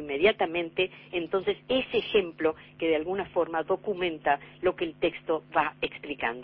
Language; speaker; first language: Spanish; native; Spanish